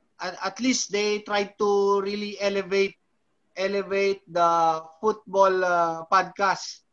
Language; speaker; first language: English; non-native, local second language; Filipino